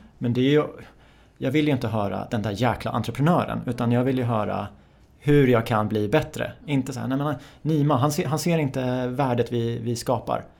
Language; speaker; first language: Swedish; early bilingual, other home language; Persian